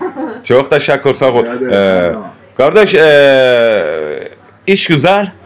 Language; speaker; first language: Turkish; non-native, learner; Persian